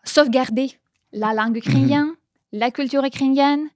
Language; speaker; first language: French; non-native, fluent; Ukrainian